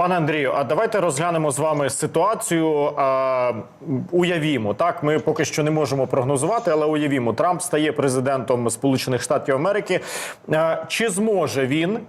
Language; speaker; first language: Ukrainian; native; Ukrainian